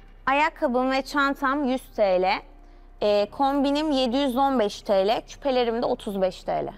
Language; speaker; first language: Turkish; native; Turkish